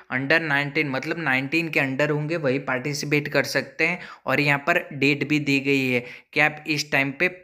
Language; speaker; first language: Hindi; non-native, local second language; Gujarati